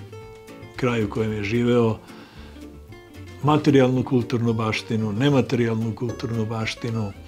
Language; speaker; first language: Bosnian; native; Bosnian